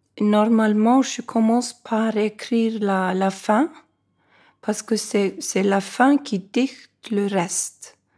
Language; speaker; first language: French; non-native, fluent; Icelandic